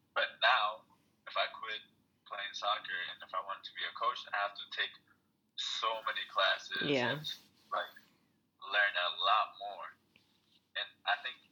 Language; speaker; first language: English; non-native, fluent; Amharic